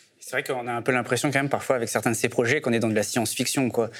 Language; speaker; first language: French; native; French